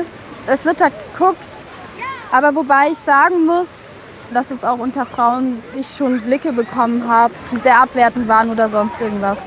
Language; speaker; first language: German; native; German